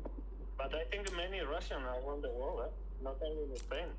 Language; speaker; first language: English; non-native, learner; Spanish